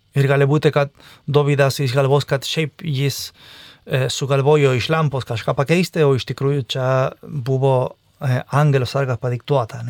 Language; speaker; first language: Lithuanian; non-native, fluent; Spanish